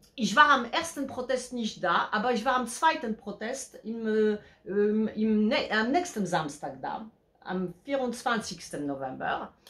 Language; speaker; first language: German; non-native, fluent; Polish